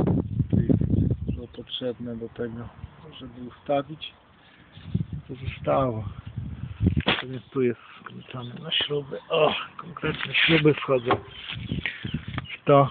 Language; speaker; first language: Polish; native; Polish